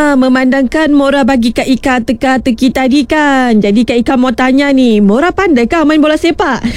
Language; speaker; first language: Malay; native; Malay